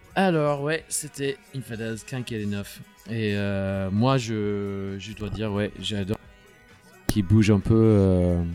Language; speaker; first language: French; non-native, fluent; English